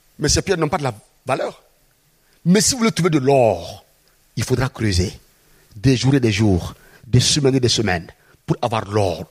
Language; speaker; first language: French; non-native, local second language; Mossi